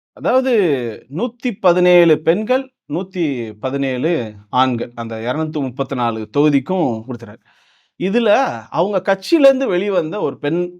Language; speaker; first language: Tamil; non-native, local second language; Telugu